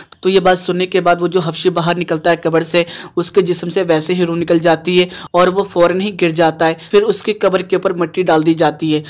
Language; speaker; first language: Urdu; native; Urdu